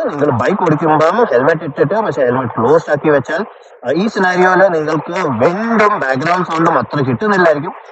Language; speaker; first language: Malayalam; early bilingual, heritage; Malayalam